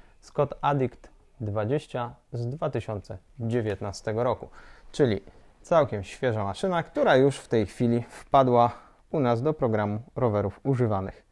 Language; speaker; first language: Polish; native; Polish